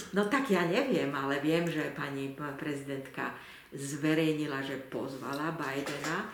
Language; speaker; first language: Slovak; native; Slovak